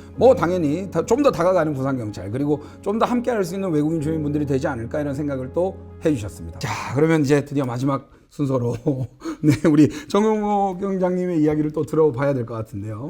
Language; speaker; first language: Korean; native; Korean